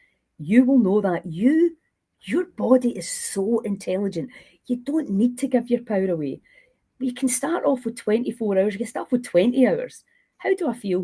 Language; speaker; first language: English; native; English